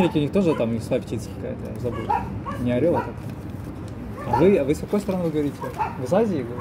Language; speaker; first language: Russian; native; Russian